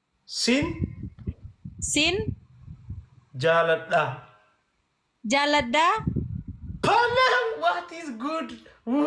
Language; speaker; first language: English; non-native, learner; Oromo